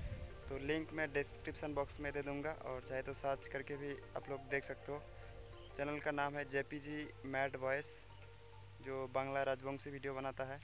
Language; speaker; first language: Hindi; non-native, local second language; Bangla